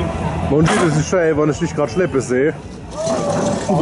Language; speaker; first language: German; native; German